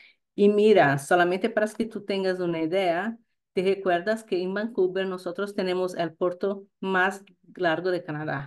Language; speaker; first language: Spanish; non-native, fluent; Portuguese